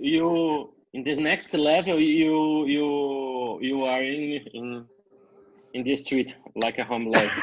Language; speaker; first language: English; non-native, learner; Portuguese